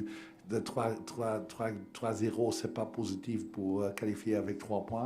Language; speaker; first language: French; non-native, learner; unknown